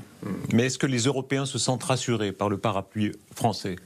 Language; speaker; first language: French; native; French